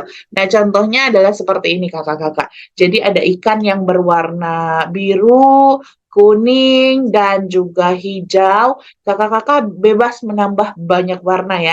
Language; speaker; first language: Indonesian; native; Indonesian